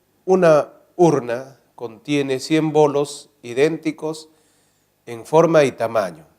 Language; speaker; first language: Spanish; native; Spanish